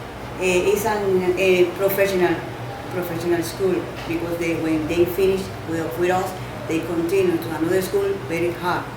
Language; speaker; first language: English; non-native, learner; Spanish